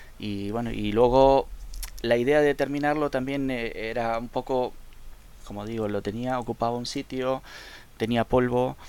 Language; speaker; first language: Spanish; native; Spanish